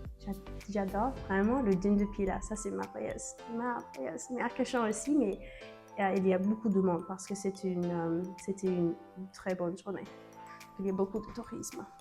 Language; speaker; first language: French; non-native, learner; English